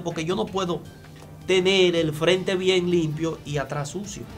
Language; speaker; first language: Spanish; native; Spanish